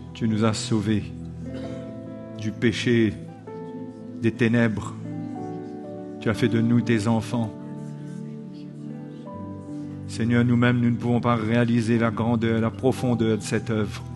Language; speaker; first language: French; native; French